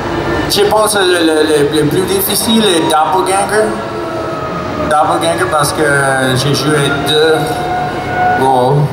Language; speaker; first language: French; non-native, learner; English